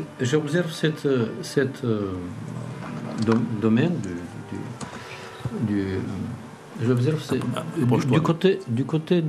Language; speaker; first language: French; non-native, learner; Russian